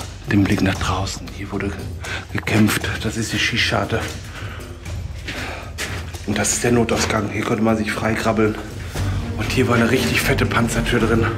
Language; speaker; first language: German; native; German